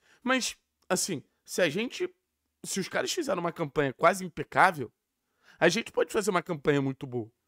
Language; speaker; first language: Portuguese; native; Portuguese